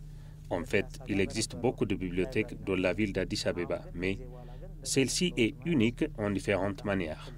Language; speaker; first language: French; non-native, fluent; Amharic